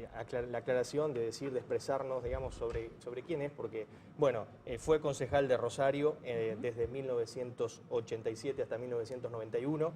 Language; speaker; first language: Spanish; native; Spanish